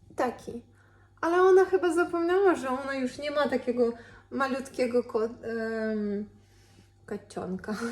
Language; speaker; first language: Polish; non-native, fluent; Russian